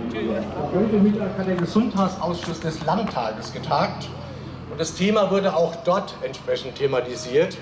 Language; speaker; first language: German; native; German